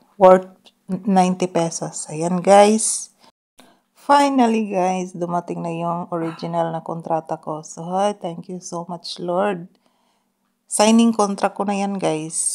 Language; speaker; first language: Filipino; non-native, local second language; Cebuano